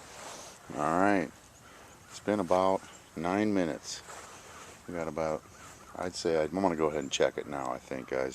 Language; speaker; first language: English; native; English